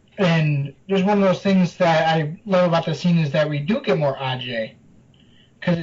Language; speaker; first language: English; native; English